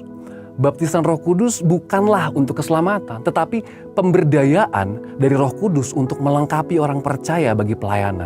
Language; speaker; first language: Indonesian; native; Indonesian